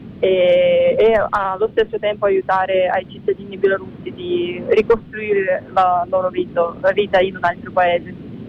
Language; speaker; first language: Italian; non-native, fluent; Russian